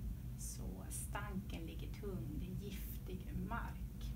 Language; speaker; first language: Swedish; native; Swedish